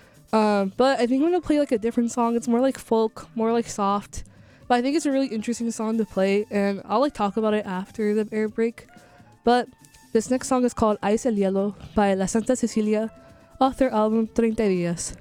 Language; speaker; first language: English; early bilingual, other home language; Spanish